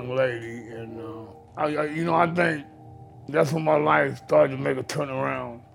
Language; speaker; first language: English; native; English